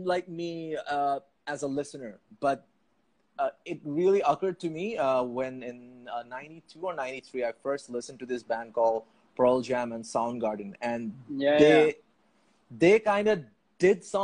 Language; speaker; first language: English; non-native, local second language; Bangla